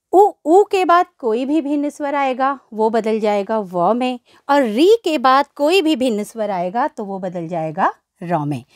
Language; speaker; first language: Hindi; native; Hindi